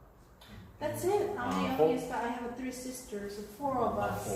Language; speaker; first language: English; non-native, learner; Korean